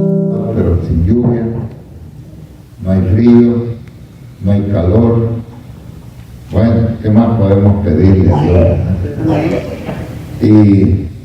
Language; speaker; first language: Spanish; native; Spanish